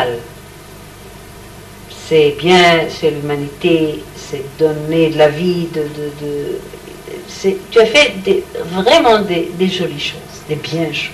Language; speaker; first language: French; non-native, learner; Hebrew